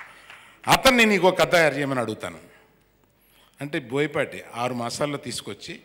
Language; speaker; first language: Telugu; native; Telugu